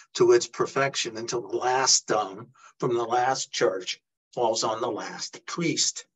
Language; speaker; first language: English; early bilingual, other home language; Italian